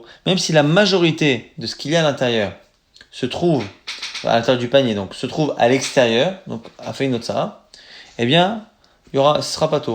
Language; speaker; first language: French; native; French